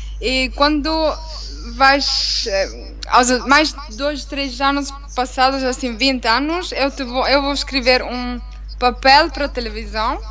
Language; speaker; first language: Portuguese; non-native, learner; Italian